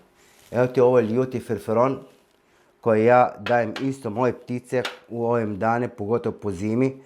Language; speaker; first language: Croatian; non-native, fluent; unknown